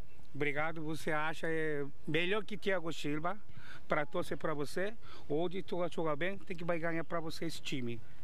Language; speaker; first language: Portuguese; non-native, learner; Korean